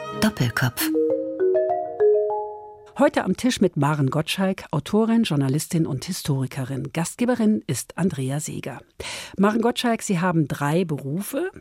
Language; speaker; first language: German; native; German